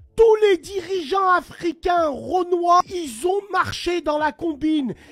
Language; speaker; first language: French; native; French